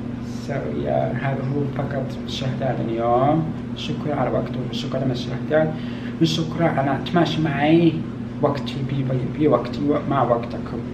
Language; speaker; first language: Arabic; non-native, learner; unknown